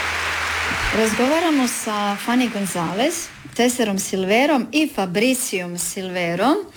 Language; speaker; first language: Serbian; native; Serbian